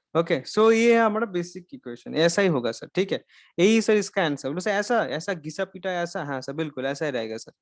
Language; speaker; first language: Hindi; non-native, local second language; Bangla